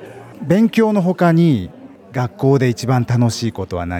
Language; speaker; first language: Japanese; native; Japanese